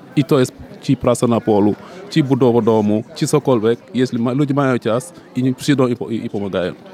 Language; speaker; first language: Polish; non-native, fluent; Wolof